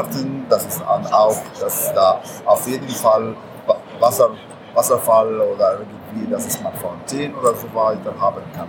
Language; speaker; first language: German; non-native, fluent; Arabic